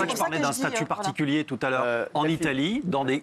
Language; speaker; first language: French; native; French